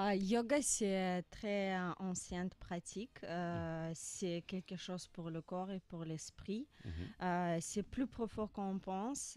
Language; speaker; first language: French; non-native, learner; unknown